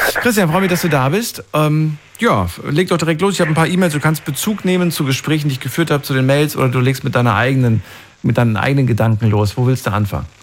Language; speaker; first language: German; native; German